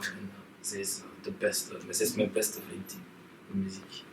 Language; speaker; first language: Dutch; non-native, local second language; French